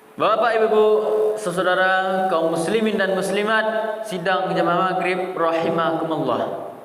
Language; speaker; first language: Malay; non-native, local second language; Minangkabau